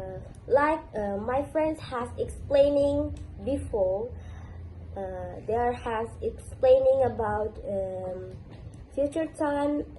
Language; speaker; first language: English; non-native, learner; Indonesian